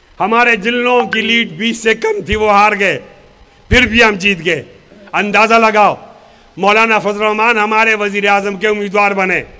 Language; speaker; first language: Urdu; non-native, local second language; Pashto